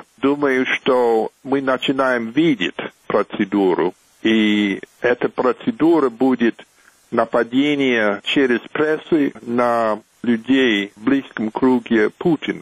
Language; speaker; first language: Russian; non-native, fluent; English